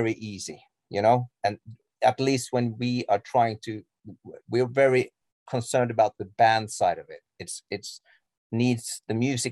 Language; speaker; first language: English; non-native, fluent; Norwegian